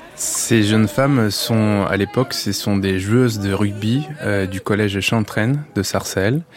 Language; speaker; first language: French; non-native, fluent; Spanish